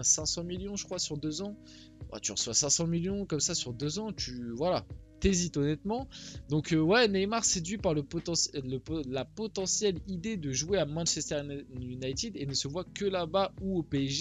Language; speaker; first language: French; early bilingual, other home language; Portuguese